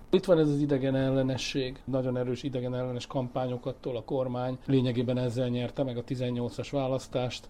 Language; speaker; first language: Hungarian; native; Hungarian